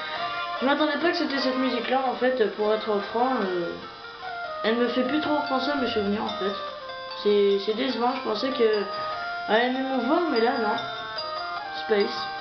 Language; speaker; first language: French; native; French